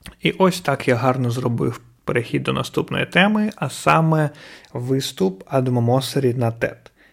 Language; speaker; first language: Ukrainian; non-native, local second language; Russian